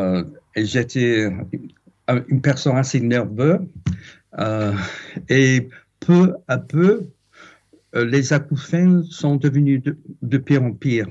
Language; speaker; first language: French; non-native, fluent; English